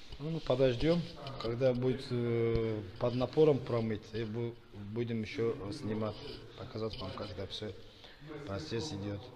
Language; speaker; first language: Russian; non-native, fluent; Azerbaijani